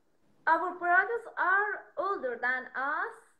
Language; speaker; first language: English; non-native, learner; Persian